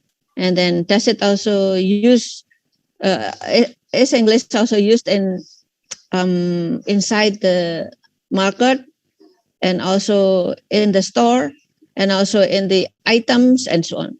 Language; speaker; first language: English; non-native, fluent; Indonesian